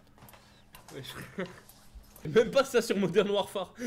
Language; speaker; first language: French; native; French